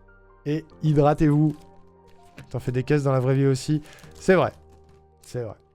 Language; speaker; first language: French; native; French